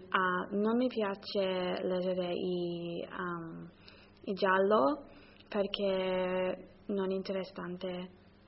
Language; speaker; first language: Italian; non-native, learner; English